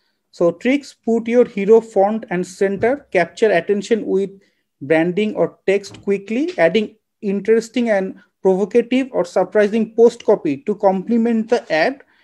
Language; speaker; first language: English; non-native, local second language; Bangla